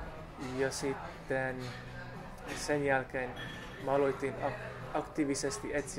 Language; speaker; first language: Finnish; non-native, learner; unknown